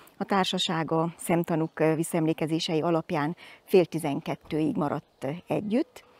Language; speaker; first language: Hungarian; native; Hungarian